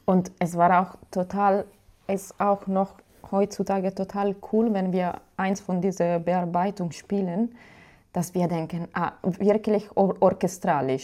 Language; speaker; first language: German; non-native, fluent; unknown